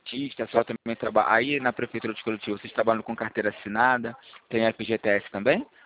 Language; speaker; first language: Portuguese; native; Portuguese